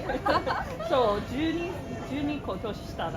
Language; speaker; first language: Japanese; non-native, fluent; English